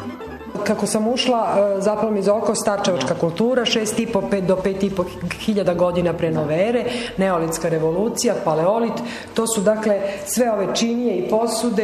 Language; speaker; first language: Serbian; native; Serbian